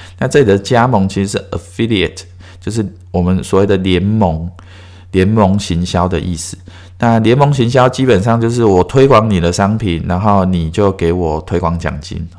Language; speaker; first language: Chinese; native; Chinese